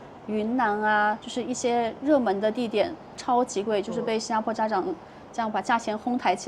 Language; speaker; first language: Chinese; native; Chinese